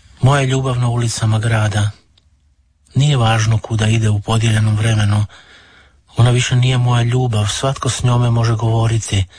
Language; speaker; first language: Serbian; native; Serbian